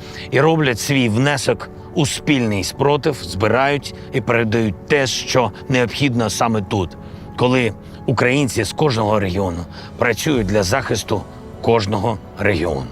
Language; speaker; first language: Ukrainian; non-native, local second language; Russian